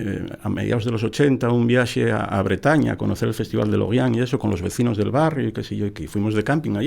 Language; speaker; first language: Spanish; native; Spanish